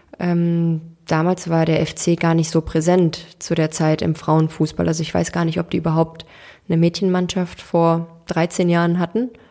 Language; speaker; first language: German; early bilingual, other home language; Turkish